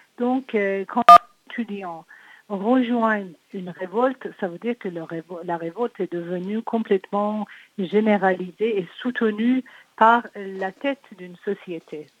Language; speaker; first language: French; non-native, fluent; Persian